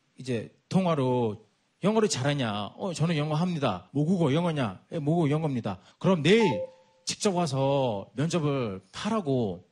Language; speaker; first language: Korean; non-native, fluent; English